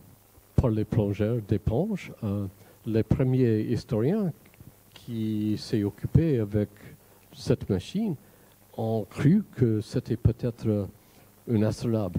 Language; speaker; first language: French; non-native, fluent; English